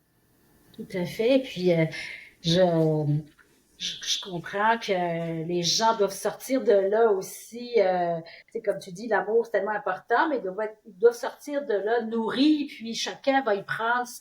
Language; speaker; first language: French; native; French